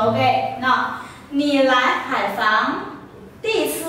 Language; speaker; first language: Chinese; non-native, fluent; Vietnamese